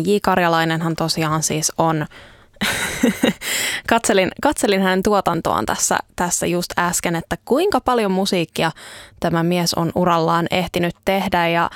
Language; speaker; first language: Finnish; native; Finnish